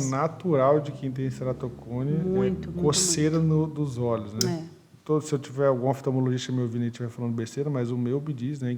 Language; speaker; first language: Portuguese; native; Portuguese